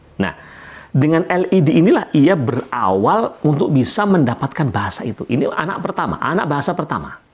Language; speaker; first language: Indonesian; non-native, local second language; Javanese